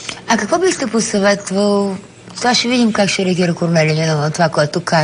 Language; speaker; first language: Bulgarian; native; Bulgarian